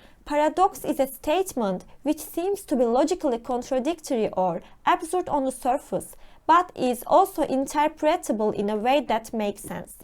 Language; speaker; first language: English; non-native, fluent; Turkish